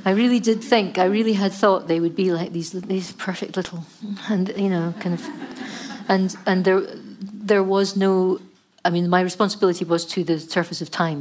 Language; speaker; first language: English; native; English